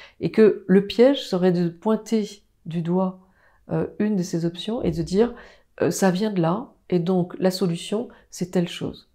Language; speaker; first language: French; native; French